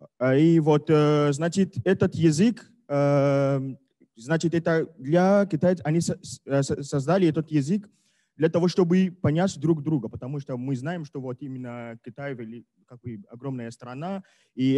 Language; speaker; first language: Russian; non-native, fluent; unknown